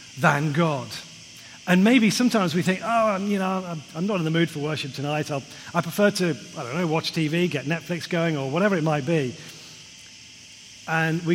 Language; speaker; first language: English; native; English